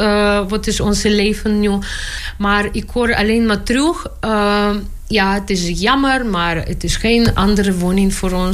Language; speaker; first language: Dutch; non-native, learner; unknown